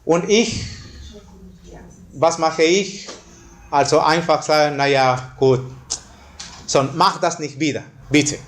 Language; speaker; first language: German; non-native, fluent; Spanish